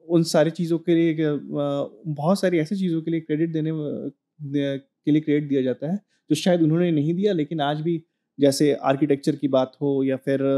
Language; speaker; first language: Hindi; native; Hindi